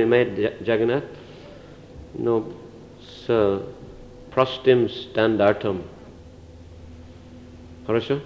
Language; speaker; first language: Russian; non-native, fluent; English